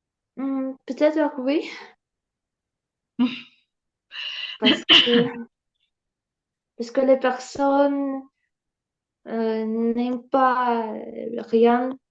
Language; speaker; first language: French; non-native, learner; Ukrainian